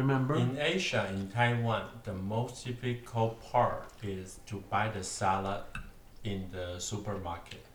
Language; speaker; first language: English; non-native, learner; Chinese